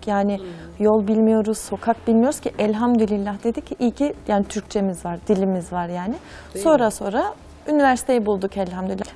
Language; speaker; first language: Turkish; native; Turkish